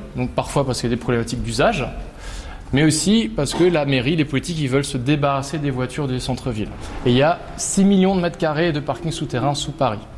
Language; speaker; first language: French; native; French